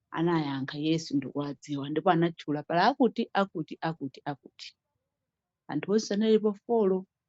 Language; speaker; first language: Nyanja; native; Nyanja